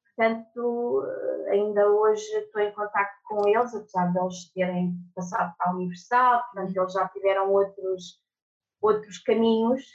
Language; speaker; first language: Portuguese; native; Portuguese